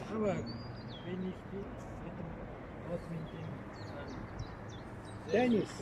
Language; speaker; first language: German; non-native, learner; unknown